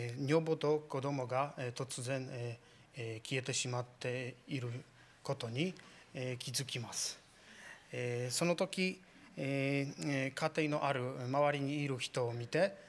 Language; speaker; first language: Japanese; non-native, fluent; Polish